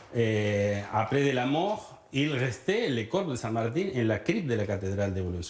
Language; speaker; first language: French; non-native, learner; Spanish